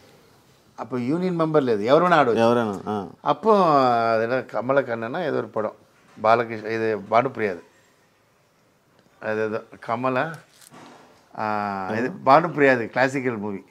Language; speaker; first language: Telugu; non-native, local second language; Tamil